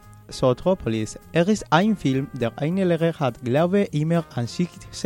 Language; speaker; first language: German; non-native, learner; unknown